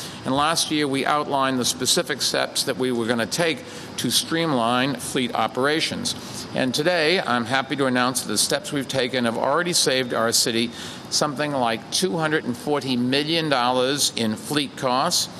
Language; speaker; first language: English; native; English